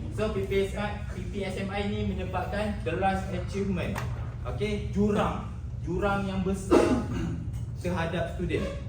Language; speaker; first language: Malay; native; Malay